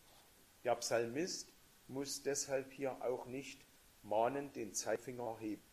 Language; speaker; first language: German; native; German